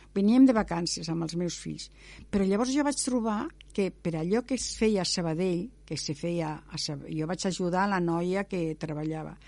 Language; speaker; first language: Catalan; non-native, local second language; Spanish